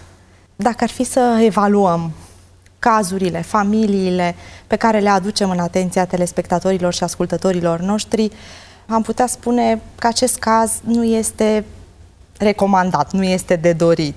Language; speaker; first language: Romanian; native; Romanian